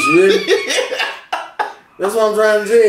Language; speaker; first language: English; native; English